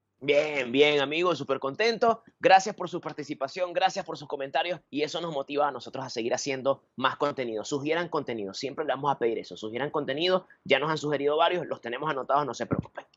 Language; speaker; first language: Spanish; native; Spanish